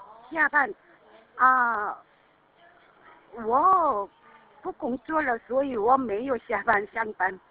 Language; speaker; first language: Chinese; non-native, learner; Korean